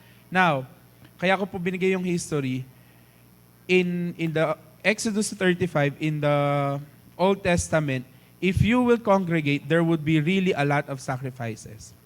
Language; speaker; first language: English; non-native, fluent; Filipino